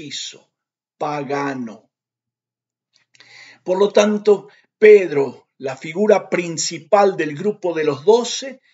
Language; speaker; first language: Spanish; native; Spanish